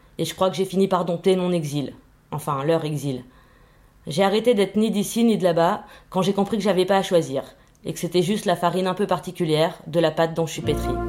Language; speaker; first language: French; early bilingual, other home language; Spanish